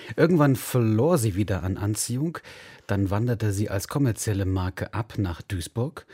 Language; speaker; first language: German; native; German